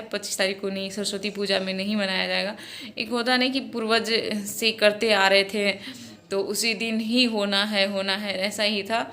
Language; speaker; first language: Hindi; non-native, local second language; Maithili